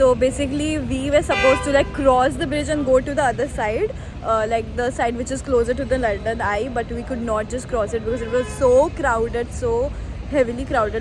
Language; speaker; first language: English; non-native, local second language; Hindi